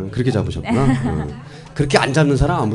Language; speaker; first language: Korean; native; Korean